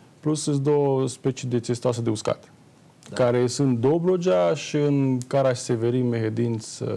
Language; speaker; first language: Romanian; non-native, local second language; Hungarian